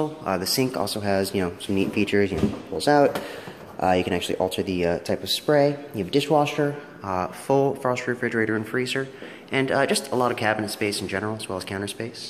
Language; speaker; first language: English; native; English